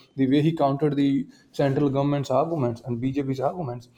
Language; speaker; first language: English; non-native, local second language; Punjabi